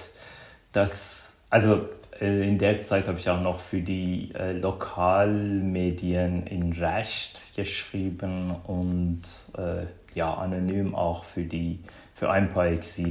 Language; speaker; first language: German; non-native, fluent; Persian